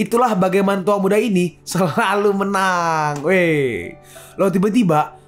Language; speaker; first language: Indonesian; native; Indonesian